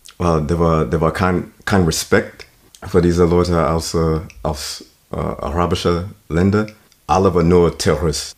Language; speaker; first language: German; non-native, learner; English